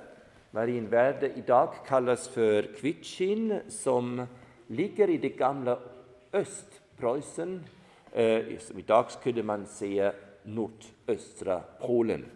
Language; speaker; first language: Swedish; non-native, fluent; German